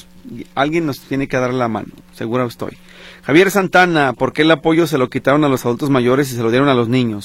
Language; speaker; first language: Spanish; native; Spanish